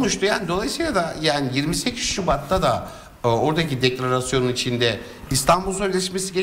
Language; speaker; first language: Turkish; native; Turkish